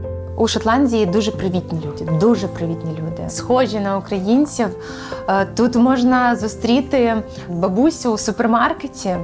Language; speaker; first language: Ukrainian; native; Ukrainian